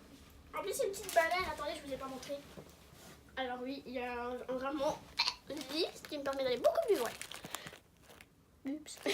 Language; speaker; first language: French; native; French